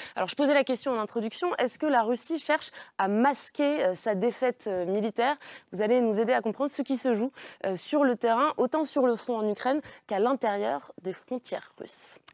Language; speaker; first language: French; native; French